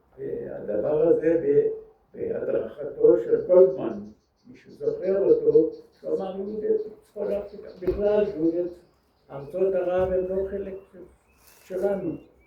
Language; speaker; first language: Hebrew; early bilingual, other home language; French